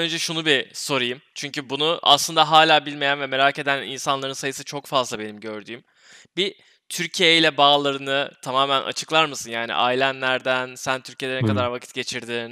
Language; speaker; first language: Turkish; native; Turkish